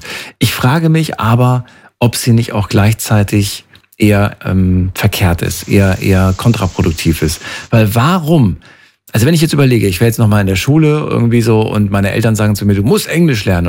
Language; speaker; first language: German; native; German